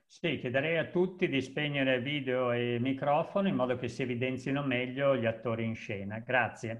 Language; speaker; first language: Italian; native; Italian